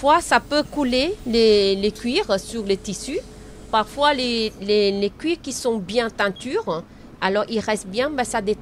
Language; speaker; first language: French; non-native, learner; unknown